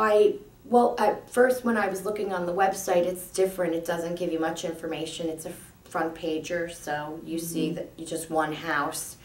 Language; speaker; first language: English; native; English